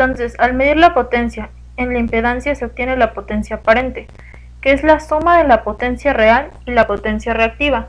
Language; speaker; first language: Spanish; native; Spanish